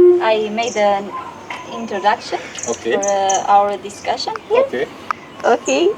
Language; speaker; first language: English; non-native, learner; Romanian